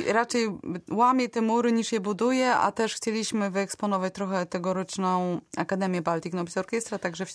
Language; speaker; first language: Polish; native; Polish